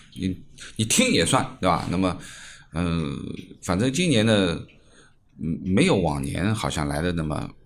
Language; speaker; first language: Chinese; native; Chinese